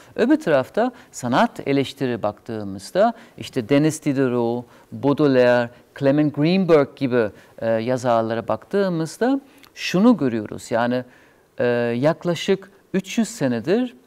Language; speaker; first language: Turkish; non-native, fluent; German